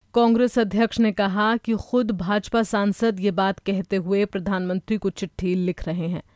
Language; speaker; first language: Hindi; native; Hindi